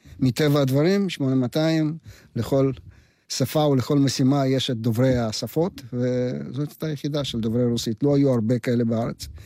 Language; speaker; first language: Hebrew; non-native, fluent; Russian